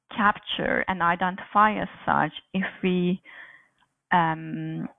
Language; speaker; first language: English; non-native, fluent; Turkish